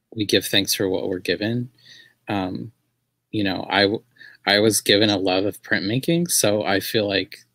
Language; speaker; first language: English; native; English